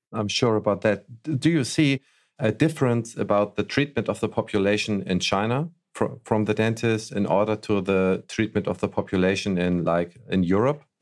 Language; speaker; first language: English; non-native, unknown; German